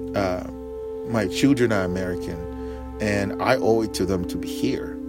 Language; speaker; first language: English; non-native, local second language; Bemba